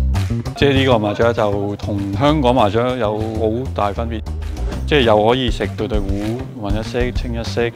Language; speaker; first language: Cantonese; non-native, fluent; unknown